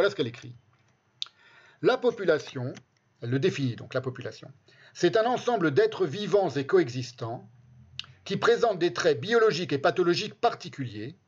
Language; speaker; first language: French; native; French